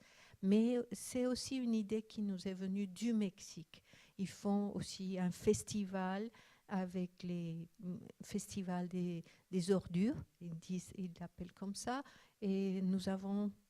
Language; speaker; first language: French; non-native, fluent; Spanish